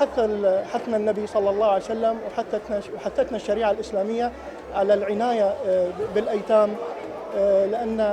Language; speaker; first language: Arabic; native; Arabic